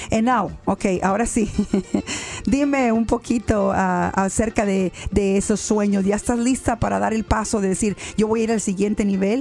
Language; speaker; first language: Spanish; native; Spanish